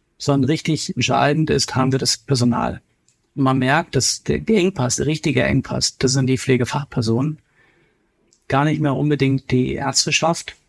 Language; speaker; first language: German; native; German